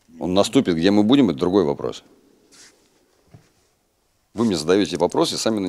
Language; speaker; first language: Russian; native; Russian